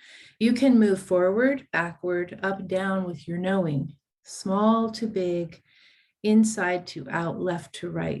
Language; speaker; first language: English; native; English